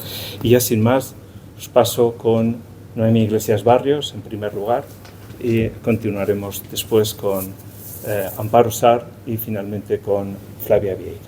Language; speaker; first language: Spanish; native; Spanish